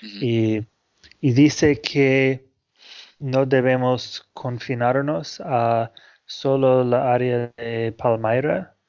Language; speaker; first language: Spanish; non-native, fluent; English